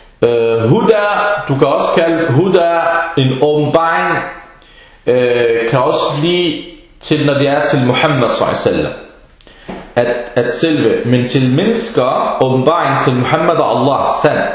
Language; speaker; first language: Danish; early bilingual, other home language; Arabic